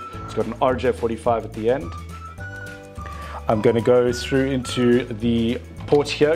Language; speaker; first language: English; native; English